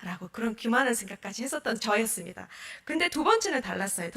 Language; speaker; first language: Korean; non-native, fluent; Mongolian